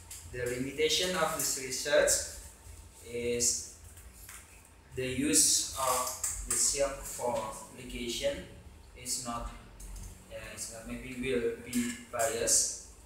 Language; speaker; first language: English; non-native, learner; Indonesian